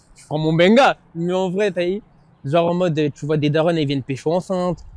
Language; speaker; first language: French; native; French